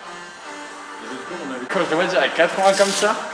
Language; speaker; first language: French; native; French